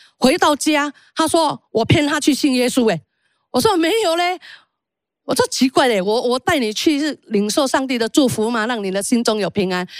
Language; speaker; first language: Chinese; early bilingual, heritage; Chinese